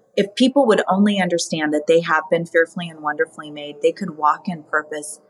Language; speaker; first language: English; native; English